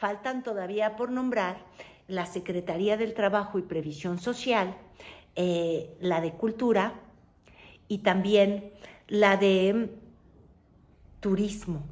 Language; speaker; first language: Spanish; native; Spanish